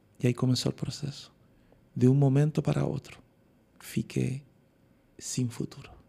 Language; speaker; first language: Portuguese; non-native, fluent; Spanish